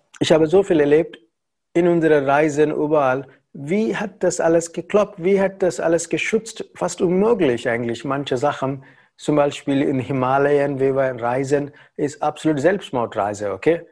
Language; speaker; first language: German; non-native, learner; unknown